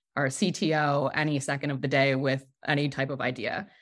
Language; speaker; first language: English; native; English